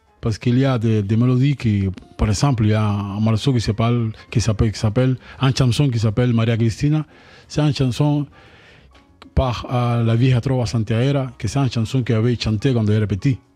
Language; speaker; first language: French; non-native, learner; Spanish